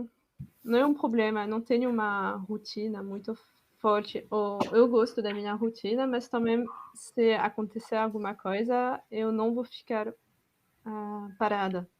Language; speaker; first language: Portuguese; non-native, fluent; French